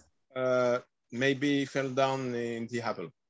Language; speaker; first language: English; non-native, learner; French